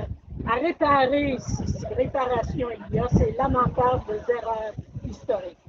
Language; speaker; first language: French; native; French